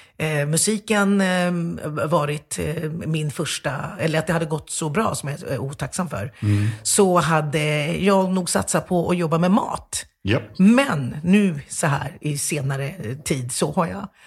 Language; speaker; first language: Swedish; native; Swedish